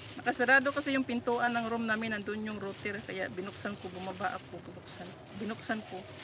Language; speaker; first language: Filipino; non-native, local second language; Cebuano